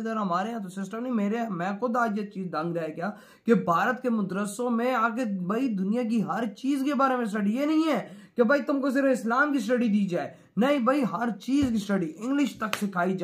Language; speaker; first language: Urdu; non-native, local second language; Punjabi